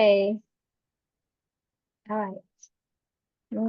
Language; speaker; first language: English; non-native, fluent; Indonesian